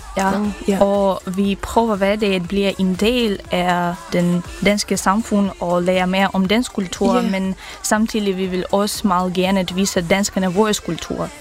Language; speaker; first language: Danish; non-native, fluent; Ukrainian